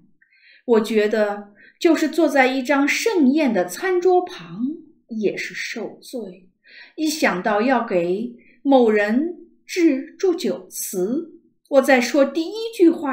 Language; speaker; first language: Chinese; native; Chinese